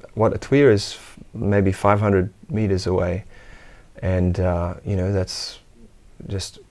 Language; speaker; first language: English; native; English